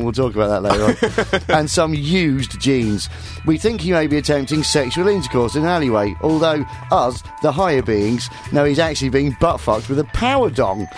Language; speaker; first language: English; native; English